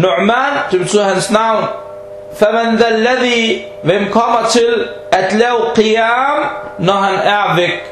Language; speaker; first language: Danish; early bilingual, heritage; Danish